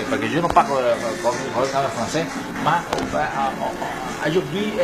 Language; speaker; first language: French; non-native, learner; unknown